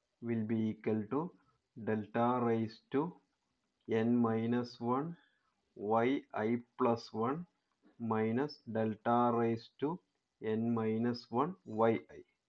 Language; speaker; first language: English; non-native, local second language; Malayalam